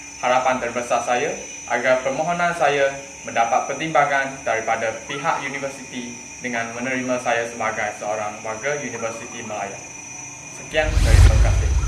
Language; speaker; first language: Malay; non-native, local second language; Chinese